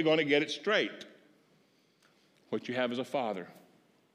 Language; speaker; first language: English; native; English